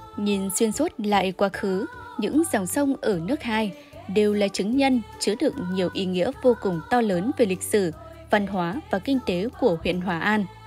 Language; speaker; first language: Vietnamese; native; Vietnamese